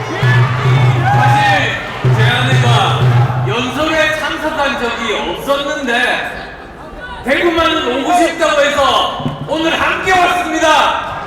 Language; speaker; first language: Korean; native; Korean